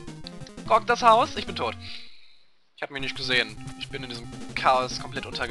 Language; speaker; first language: German; native; German